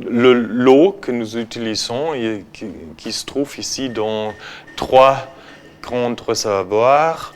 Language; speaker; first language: French; non-native, learner; German